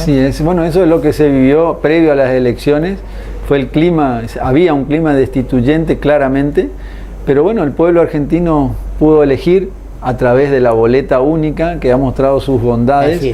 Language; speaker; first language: Spanish; native; Spanish